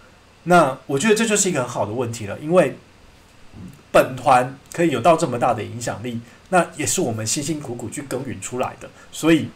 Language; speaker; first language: Chinese; native; Chinese